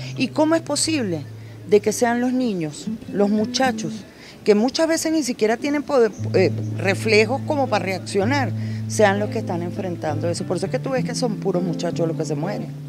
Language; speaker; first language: Spanish; native; Spanish